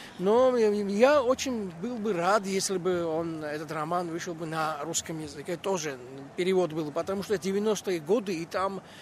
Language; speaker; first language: Russian; non-native, local second language; Georgian